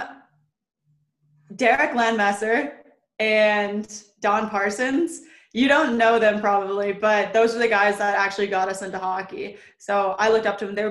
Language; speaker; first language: English; native; English